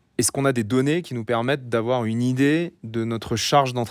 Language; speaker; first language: French; native; French